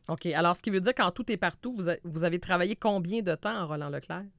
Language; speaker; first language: French; native; French